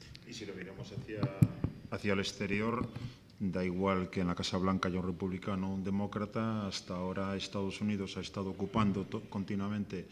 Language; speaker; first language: Spanish; native; Spanish